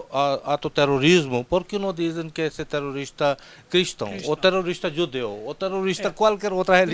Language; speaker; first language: Portuguese; non-native, fluent; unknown